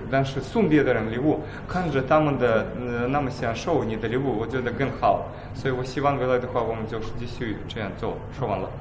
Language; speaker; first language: Chinese; non-native, fluent; Russian